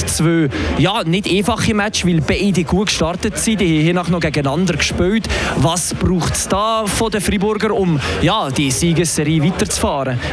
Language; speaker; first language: German; native; German